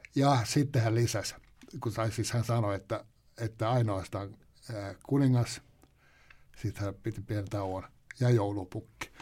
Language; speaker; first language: Finnish; native; Finnish